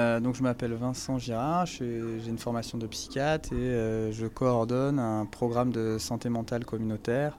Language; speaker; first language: French; native; French